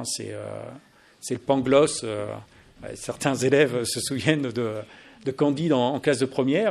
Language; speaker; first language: French; native; French